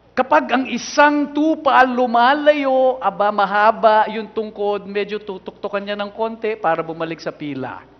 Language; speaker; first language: Filipino; non-native, local second language; Cebuano